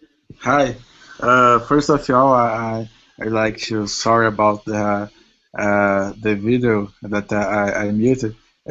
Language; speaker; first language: English; non-native, learner; Portuguese